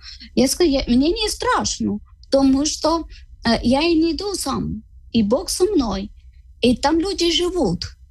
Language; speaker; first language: Ukrainian; non-native, learner; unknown